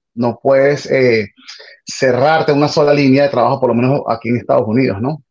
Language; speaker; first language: Spanish; native; Spanish